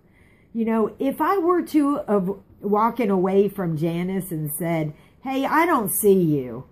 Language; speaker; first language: English; native; English